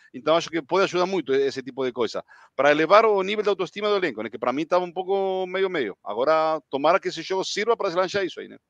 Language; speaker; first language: Portuguese; non-native, fluent; Spanish